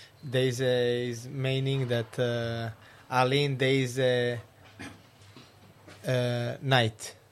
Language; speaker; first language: Dutch; non-native, learner; Serbian